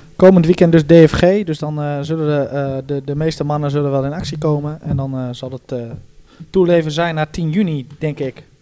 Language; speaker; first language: Dutch; native; Dutch